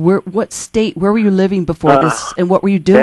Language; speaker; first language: English; native; English